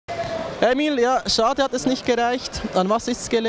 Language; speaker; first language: German; native; German